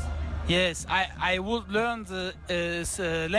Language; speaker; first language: English; non-native, learner; German